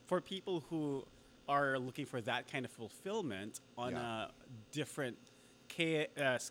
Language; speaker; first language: English; non-native, local second language; Filipino